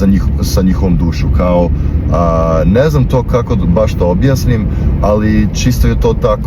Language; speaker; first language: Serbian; early bilingual, heritage; Serbian